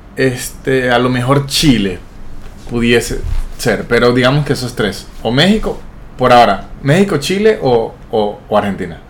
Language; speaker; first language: Spanish; native; Spanish